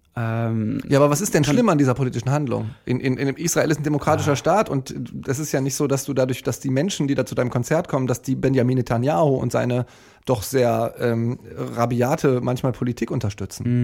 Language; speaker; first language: German; native; German